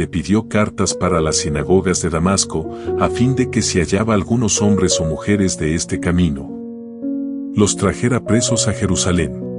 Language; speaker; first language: Spanish; native; Spanish